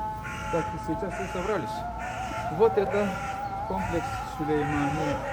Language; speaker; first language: Russian; non-native, fluent; Turkish